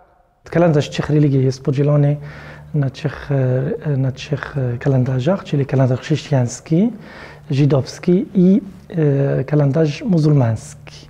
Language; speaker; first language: Polish; non-native, fluent; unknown